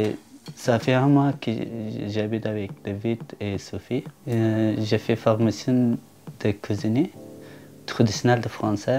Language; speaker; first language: French; non-native, learner; Persian